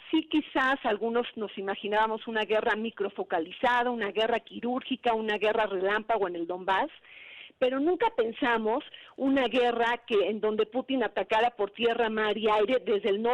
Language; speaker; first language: Spanish; native; Spanish